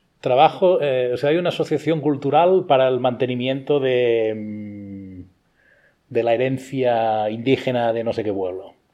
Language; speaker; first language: Spanish; non-native, local second language; Catalan